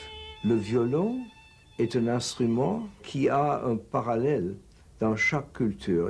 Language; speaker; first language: French; non-native, fluent; English